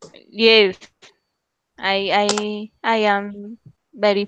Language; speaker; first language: English; non-native, learner; Spanish